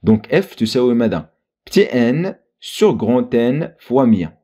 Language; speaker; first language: French; non-native, local second language; Arabic